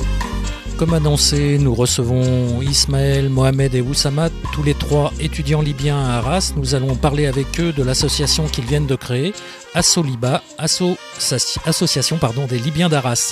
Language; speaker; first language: French; native; French